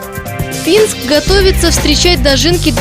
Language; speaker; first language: Russian; native; Russian